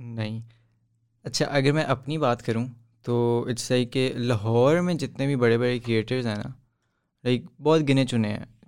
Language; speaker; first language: Urdu; native; Urdu